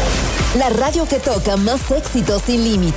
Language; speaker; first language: Spanish; native; Spanish